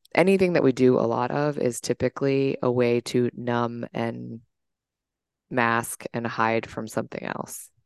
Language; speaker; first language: English; native; English